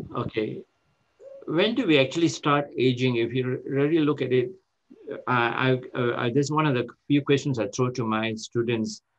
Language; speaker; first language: English; non-native, local second language; Tamil